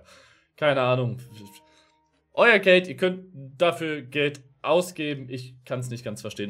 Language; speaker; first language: German; native; German